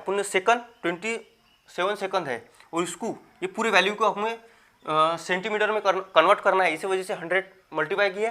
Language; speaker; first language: Hindi; non-native, local second language; Marathi